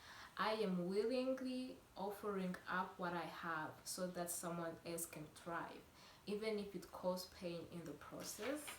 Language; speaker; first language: English; non-native, local second language; Kinyarwanda